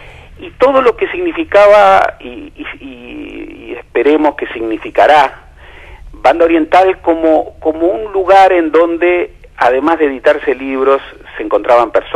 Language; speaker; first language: Spanish; native; Spanish